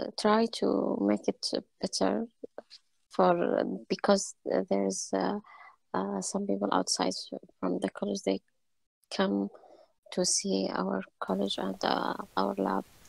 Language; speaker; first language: English; non-native, learner; Arabic